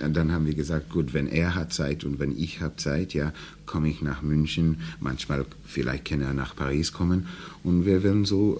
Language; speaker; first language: German; non-native, learner; English